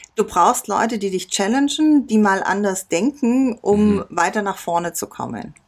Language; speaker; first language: German; native; German